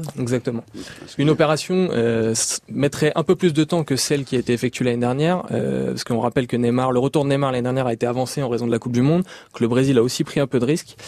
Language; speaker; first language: French; native; French